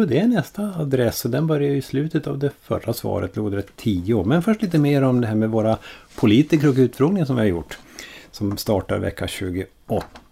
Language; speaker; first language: Swedish; native; Swedish